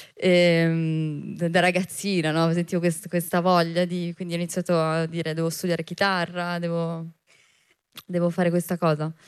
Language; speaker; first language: Italian; native; Italian